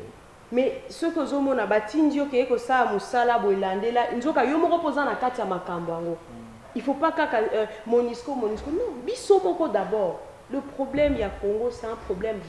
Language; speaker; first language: French; non-native, local second language; Lingala